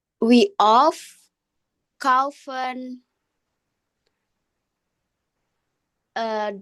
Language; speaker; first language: German; non-native, learner; Indonesian